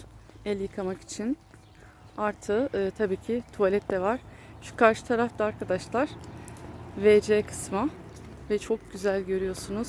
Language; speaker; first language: Turkish; native; Turkish